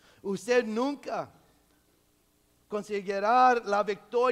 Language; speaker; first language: Spanish; non-native, local second language; English